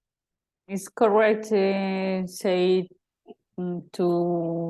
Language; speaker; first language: English; non-native, learner; Spanish